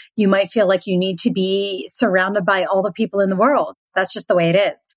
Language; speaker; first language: English; native; English